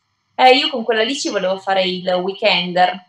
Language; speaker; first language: Italian; native; Italian